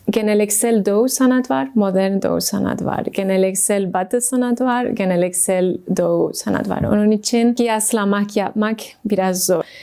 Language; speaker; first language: Turkish; non-native, fluent; English